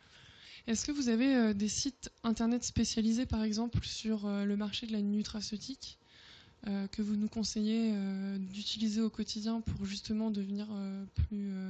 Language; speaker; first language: French; native; French